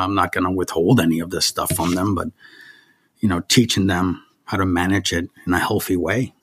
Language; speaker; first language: English; early bilingual, other home language; German